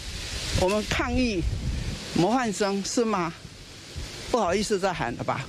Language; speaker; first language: Chinese; native; Chinese